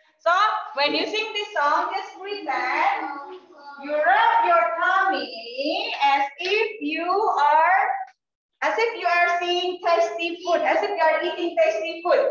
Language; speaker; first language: English; non-native, learner; Indonesian